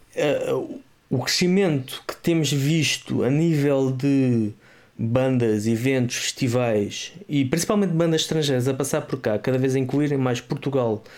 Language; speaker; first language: Portuguese; native; Portuguese